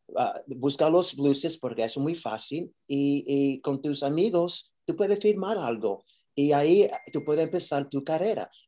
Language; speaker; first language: Spanish; early bilingual, heritage; Spanish